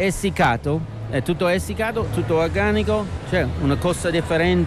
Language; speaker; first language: Italian; non-native, learner; English